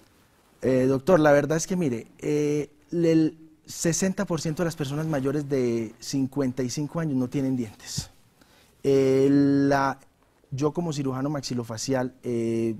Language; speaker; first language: Spanish; native; Spanish